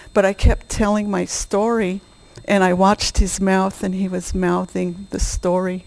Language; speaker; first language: English; native; English